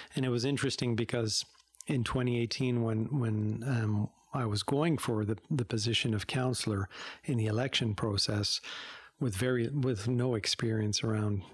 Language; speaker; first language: English; native; English